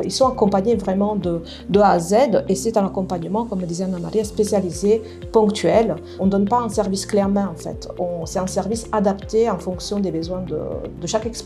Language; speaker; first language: French; non-native, fluent; Italian